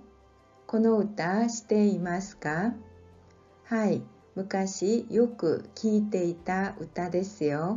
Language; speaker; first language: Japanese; non-native, fluent; Korean